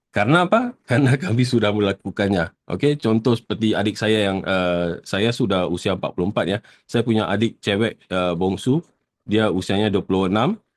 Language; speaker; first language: Malay; native; Malay